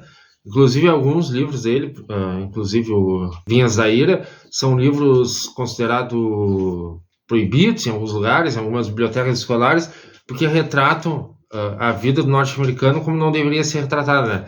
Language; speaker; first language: Portuguese; native; Portuguese